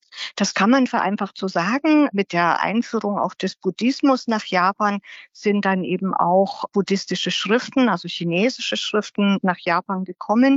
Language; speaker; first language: German; native; German